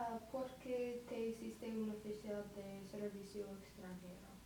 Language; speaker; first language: Spanish; non-native, learner; English